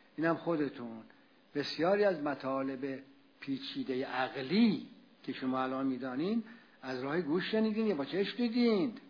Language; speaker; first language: Persian; native; Persian